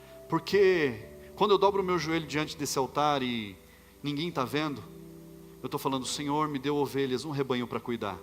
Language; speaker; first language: Portuguese; native; Portuguese